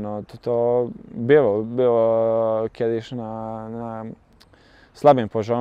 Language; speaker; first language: Polish; non-native, learner; Bosnian